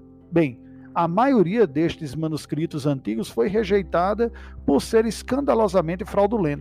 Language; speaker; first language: Portuguese; native; Portuguese